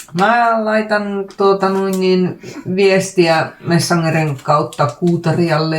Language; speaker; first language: Finnish; native; Finnish